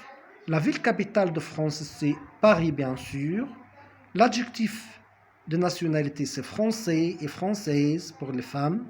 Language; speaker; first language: French; non-native, fluent; Arabic